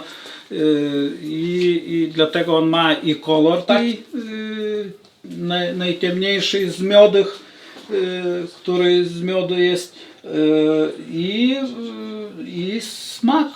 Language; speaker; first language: Polish; non-native, learner; Lithuanian